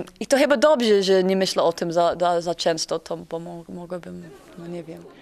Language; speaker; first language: Polish; non-native, fluent; English